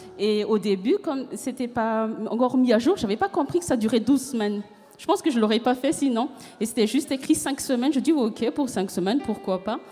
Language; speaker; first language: French; non-native, local second language; Malagasy